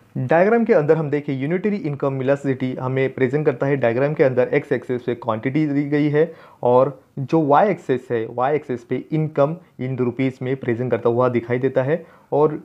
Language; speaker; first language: Hindi; non-native, local second language; Marathi